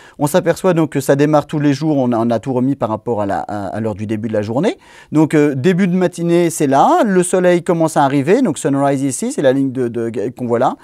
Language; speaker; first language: French; native; French